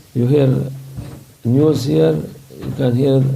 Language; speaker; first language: English; non-native, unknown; Turkish